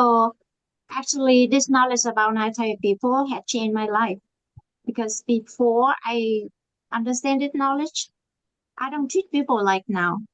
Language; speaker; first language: English; non-native, learner; Vietnamese